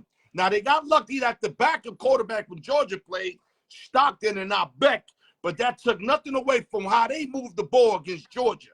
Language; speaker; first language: English; native; English